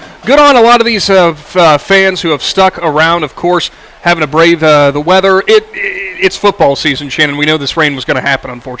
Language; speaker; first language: English; native; English